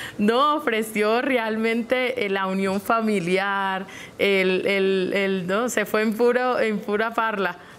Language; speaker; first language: Spanish; non-native, local second language; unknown